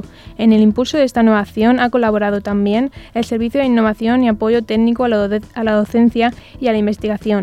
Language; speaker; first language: Spanish; native; Spanish